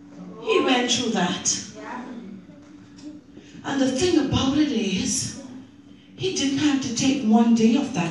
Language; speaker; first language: English; native; English